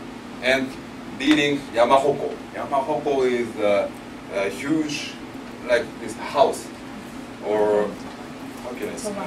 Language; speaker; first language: English; non-native, learner; Japanese